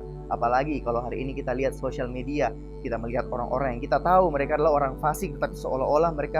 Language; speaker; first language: Indonesian; native; Indonesian